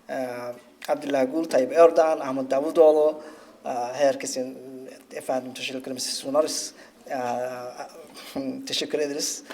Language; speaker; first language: Turkish; non-native, fluent; Somali